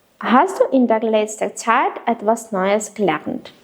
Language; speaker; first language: German; non-native, fluent; Ukrainian